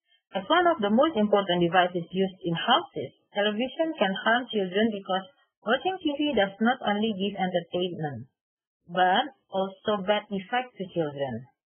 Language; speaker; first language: English; non-native, fluent; Indonesian